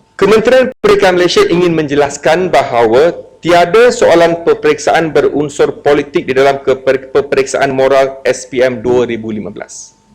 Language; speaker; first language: Malay; native; Malay